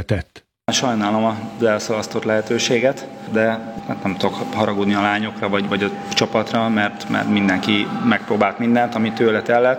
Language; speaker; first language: Hungarian; native; Hungarian